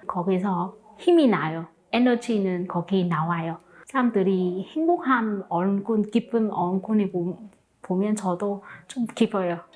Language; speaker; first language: Korean; non-native, fluent; Vietnamese